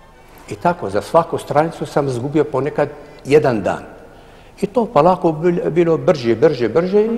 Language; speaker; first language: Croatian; non-native, fluent; Arabic